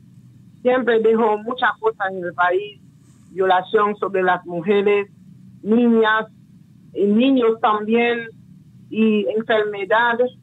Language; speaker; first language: Spanish; non-native, local second language; Haitian Creole